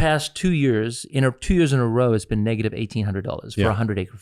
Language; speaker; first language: English; native; English